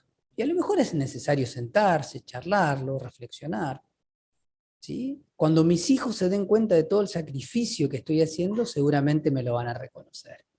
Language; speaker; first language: Spanish; native; Spanish